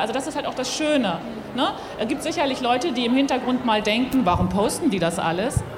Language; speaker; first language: German; native; German